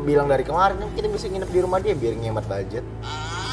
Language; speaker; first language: Indonesian; native; Indonesian